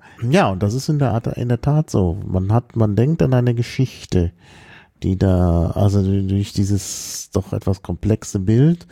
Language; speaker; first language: German; native; German